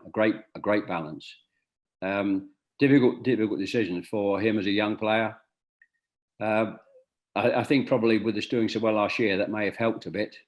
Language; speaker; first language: English; native; English